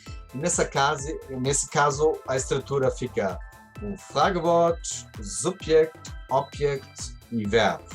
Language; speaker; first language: Portuguese; non-native, fluent; German